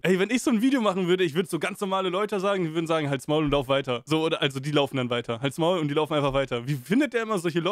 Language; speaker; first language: German; native; German